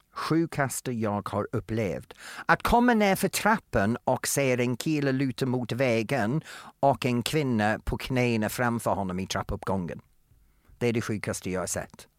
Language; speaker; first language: Swedish; non-native, fluent; English